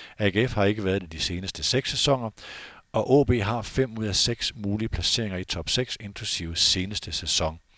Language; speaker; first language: Danish; native; Danish